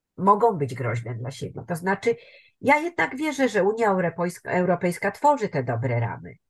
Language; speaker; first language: Polish; native; Polish